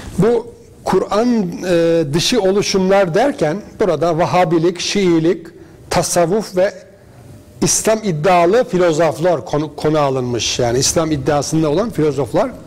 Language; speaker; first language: Turkish; native; Turkish